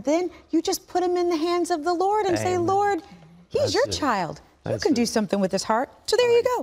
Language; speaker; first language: English; native; English